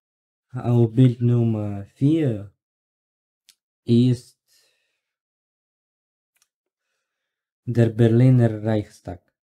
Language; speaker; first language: German; non-native, learner; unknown